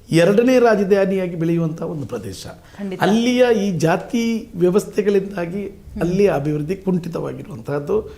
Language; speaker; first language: Kannada; non-native, local second language; Badaga